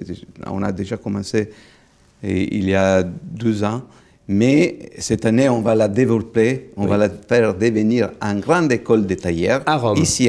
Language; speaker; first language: French; non-native, fluent; Italian